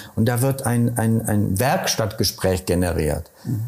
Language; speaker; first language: German; non-native, fluent; Polish